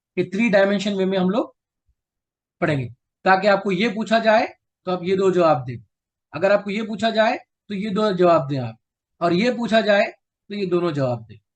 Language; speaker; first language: Urdu; native; Urdu